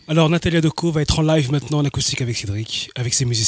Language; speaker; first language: French; native; French